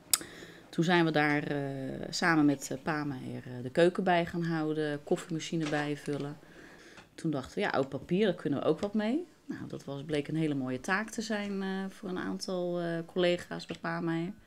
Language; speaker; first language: Dutch; native; Dutch